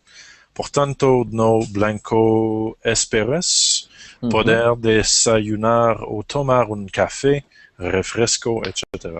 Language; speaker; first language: Spanish; non-native, learner; English